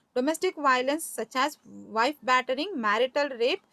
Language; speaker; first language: English; non-native, local second language; Kannada